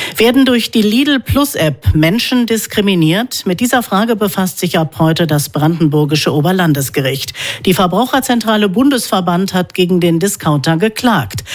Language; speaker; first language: German; native; German